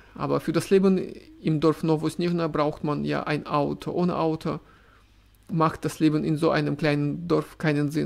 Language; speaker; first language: German; non-native, fluent; Russian